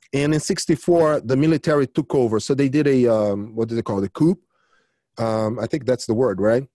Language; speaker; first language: English; early bilingual, other home language; Portuguese